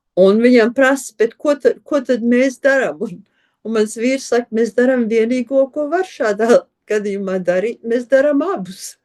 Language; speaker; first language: Latvian; early bilingual, heritage; Latvian